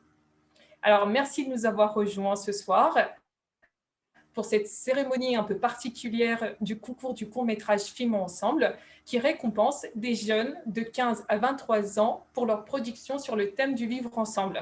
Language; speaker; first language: French; native; French